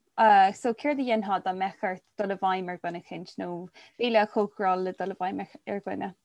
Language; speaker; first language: Irish; non-native, local second language; English